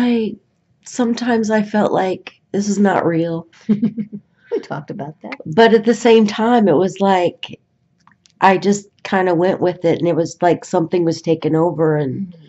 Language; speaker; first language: English; native; English